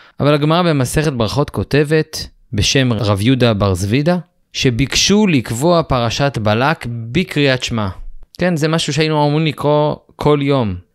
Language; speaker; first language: Hebrew; native; Hebrew